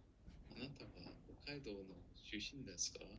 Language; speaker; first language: Japanese; non-native, learner; English